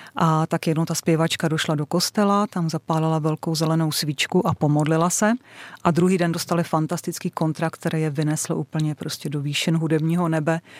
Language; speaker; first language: Czech; native; Czech